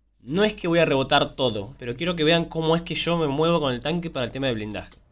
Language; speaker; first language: Spanish; native; Spanish